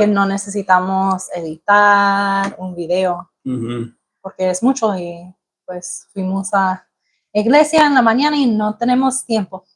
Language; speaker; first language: Spanish; non-native, learner; English